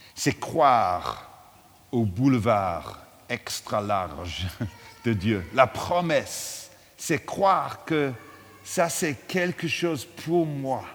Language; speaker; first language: French; non-native, fluent; English